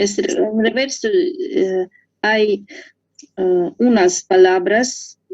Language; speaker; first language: Spanish; non-native, learner; Russian